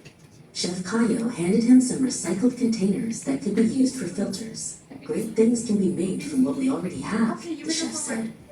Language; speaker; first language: English; non-native, learner; Indonesian